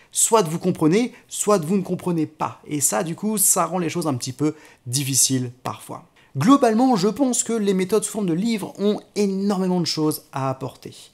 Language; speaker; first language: French; native; French